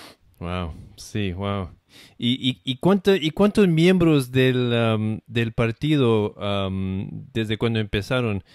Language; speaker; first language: Spanish; non-native, learner; English